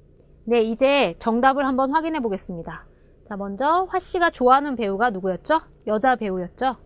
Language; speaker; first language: Korean; native; Korean